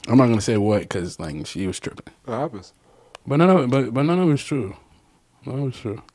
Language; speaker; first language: English; native; English